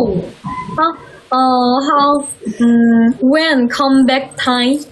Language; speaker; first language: English; non-native, learner; Chinese